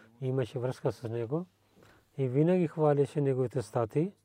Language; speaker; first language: Bulgarian; non-native, learner; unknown